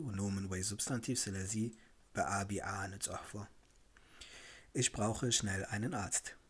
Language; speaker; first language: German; non-native, fluent; Tigrinya